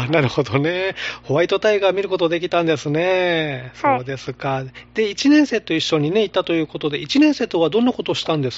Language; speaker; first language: Japanese; native; Japanese